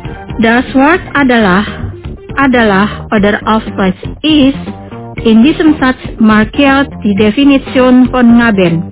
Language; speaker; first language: German; non-native, fluent; Indonesian